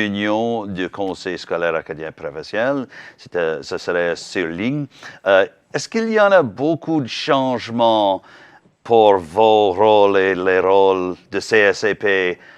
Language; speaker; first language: French; non-native, learner; English